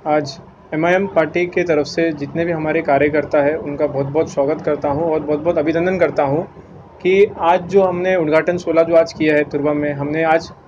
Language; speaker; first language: Hindi; non-native, local second language; Urdu